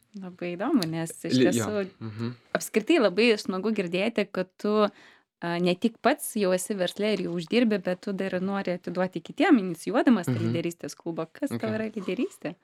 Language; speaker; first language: Lithuanian; native; Lithuanian